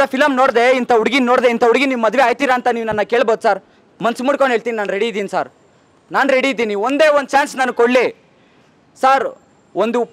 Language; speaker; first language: Kannada; native; Kannada